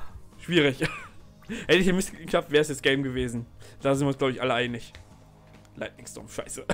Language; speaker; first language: German; native; German